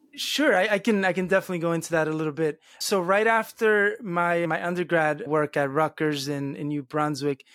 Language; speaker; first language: English; early bilingual, other home language; Spanish